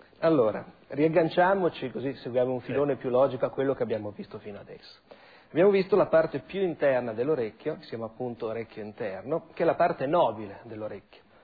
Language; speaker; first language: Italian; native; Italian